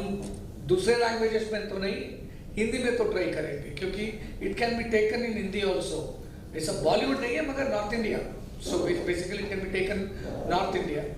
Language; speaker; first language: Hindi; non-native, local second language; Kannada